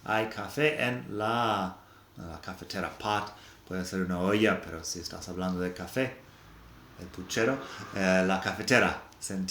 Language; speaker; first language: Spanish; non-native, fluent; English